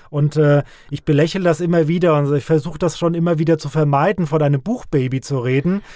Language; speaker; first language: German; native; German